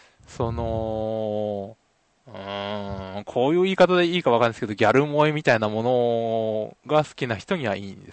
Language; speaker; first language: Japanese; native; Japanese